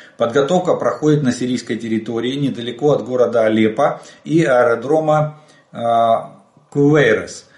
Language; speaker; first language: Russian; native; Russian